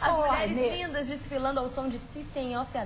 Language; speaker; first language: Portuguese; native; Portuguese